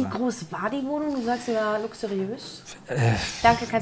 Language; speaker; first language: German; native; German